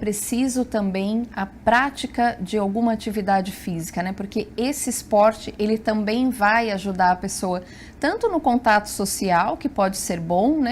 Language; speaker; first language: Portuguese; native; Portuguese